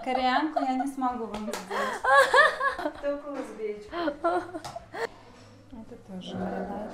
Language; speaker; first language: Russian; non-native, local second language; Uzbek